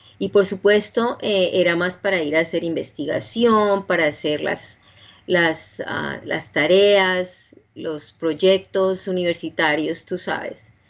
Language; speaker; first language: Spanish; native; Spanish